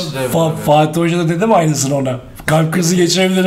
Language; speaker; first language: Turkish; native; Turkish